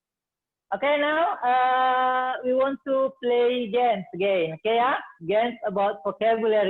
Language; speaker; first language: English; non-native, fluent; Indonesian